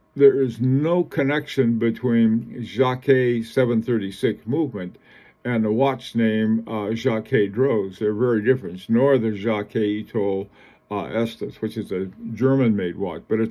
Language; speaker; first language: English; native; English